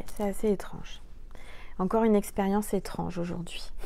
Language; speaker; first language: French; native; French